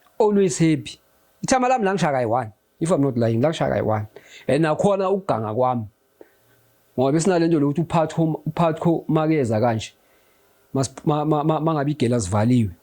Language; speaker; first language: Zulu; native; Zulu